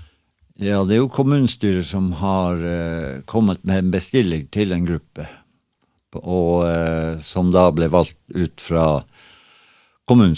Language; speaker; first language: Swedish; non-native, learner; Norwegian